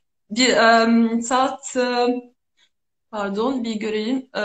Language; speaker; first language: Turkish; non-native, learner; Indonesian